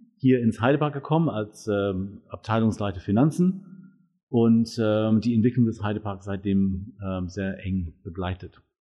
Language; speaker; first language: German; non-native, fluent; English